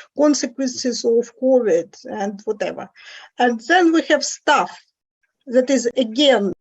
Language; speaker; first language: English; non-native, fluent; Russian